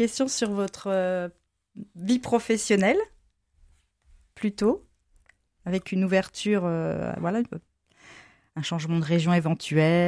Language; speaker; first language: French; native; French